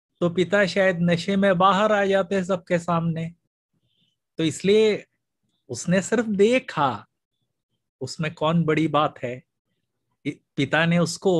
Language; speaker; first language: Hindi; non-native, local second language; Malayalam